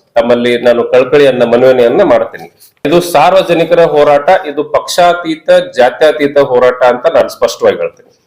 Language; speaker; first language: Kannada; native; Kannada